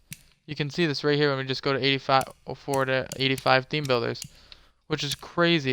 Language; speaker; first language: English; native; English